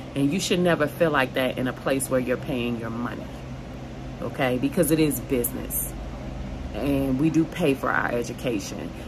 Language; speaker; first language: English; native; English